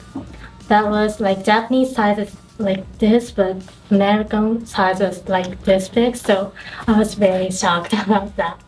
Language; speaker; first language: English; non-native, learner; Japanese